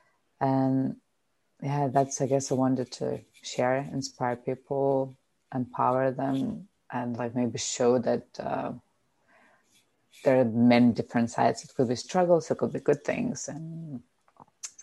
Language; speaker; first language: English; non-native, fluent; Lithuanian